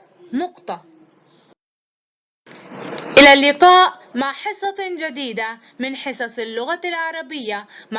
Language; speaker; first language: Arabic; native; Arabic